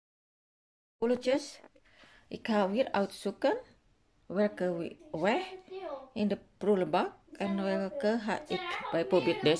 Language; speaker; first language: Dutch; non-native, learner; Indonesian